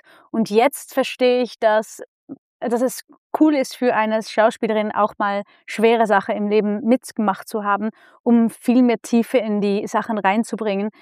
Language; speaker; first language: German; non-native, fluent; Dutch